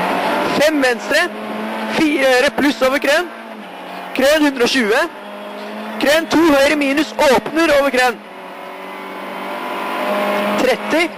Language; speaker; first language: Norwegian; native; Norwegian